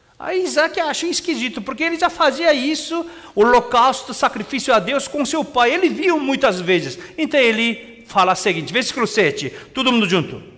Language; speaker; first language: Portuguese; non-native, fluent; Korean